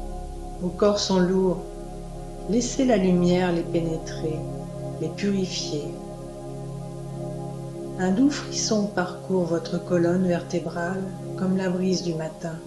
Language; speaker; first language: French; native; French